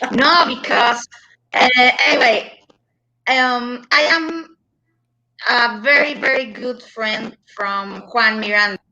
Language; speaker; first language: English; non-native, learner; Spanish